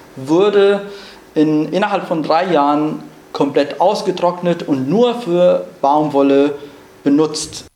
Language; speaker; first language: German; non-native, fluent; Arabic